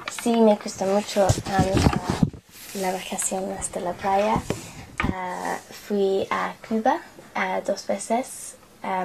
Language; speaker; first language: Spanish; non-native, learner; English